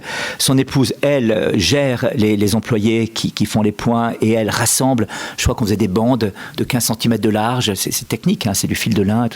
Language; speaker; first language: French; native; French